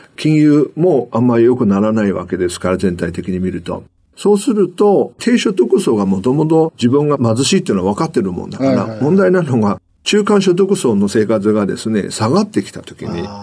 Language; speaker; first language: Japanese; non-native, fluent; Chinese